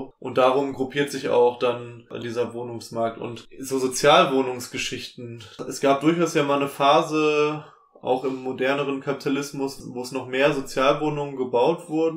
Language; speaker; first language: German; native; German